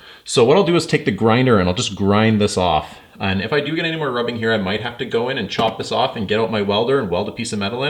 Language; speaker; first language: English; native; English